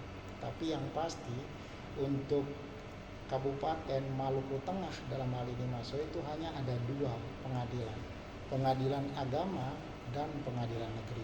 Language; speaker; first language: Indonesian; native; Indonesian